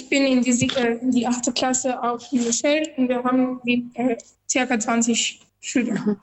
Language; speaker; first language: German; non-native, learner; Albanian